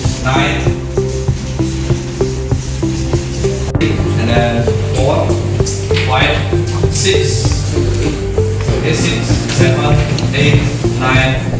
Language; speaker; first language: English; non-native, fluent; Indonesian